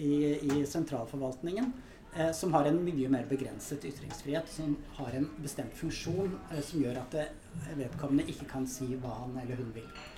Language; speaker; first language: Norwegian; native; Norwegian